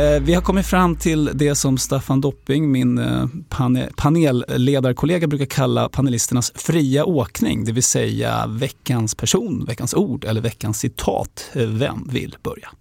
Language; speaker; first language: Swedish; native; Swedish